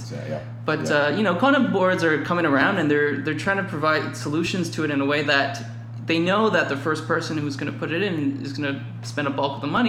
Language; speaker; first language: English; native; English